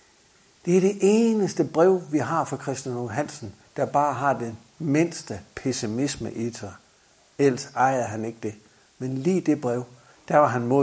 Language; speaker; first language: Danish; native; Danish